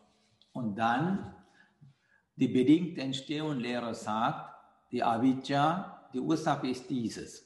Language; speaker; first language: German; non-native, fluent; Sinhala